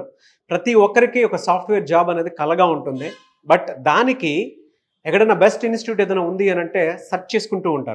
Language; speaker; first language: Telugu; native; Telugu